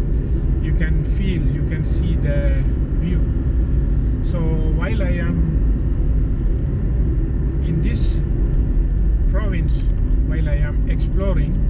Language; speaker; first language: English; non-native, fluent; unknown